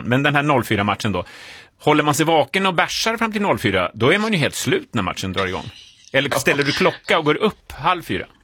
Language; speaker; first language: Swedish; native; Swedish